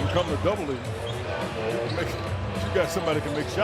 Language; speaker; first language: English; native; English